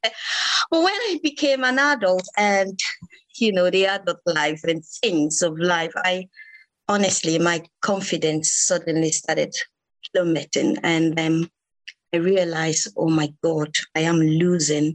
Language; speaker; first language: English; non-native, local second language; Igbo